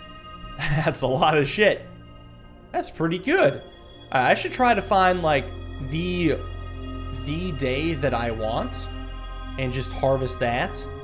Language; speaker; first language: English; native; English